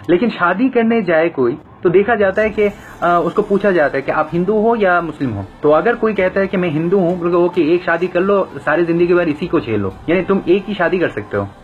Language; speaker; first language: Hindi; non-native, fluent; Bangla